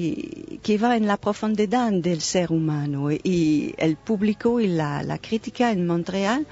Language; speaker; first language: Spanish; non-native, fluent; French